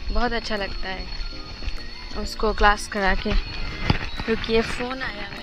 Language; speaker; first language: Hindi; non-native, local second language; Bangla